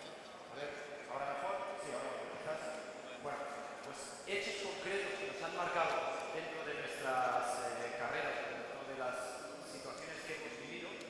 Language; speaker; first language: Spanish; native; Spanish